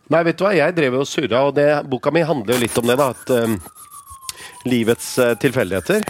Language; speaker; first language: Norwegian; early bilingual, other home language; Urdu